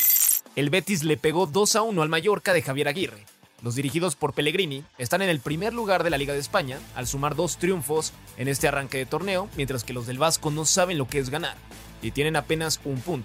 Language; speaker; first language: Spanish; native; Spanish